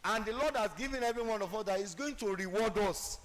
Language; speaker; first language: English; non-native, local second language; Yoruba